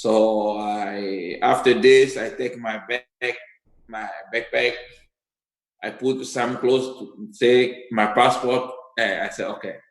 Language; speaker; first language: English; non-native, learner; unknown